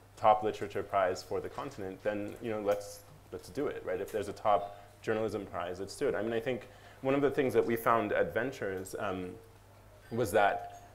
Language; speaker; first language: English; native; English